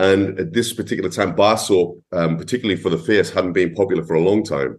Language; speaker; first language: English; native; English